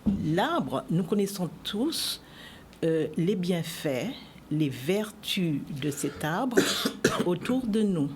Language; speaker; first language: French; native; French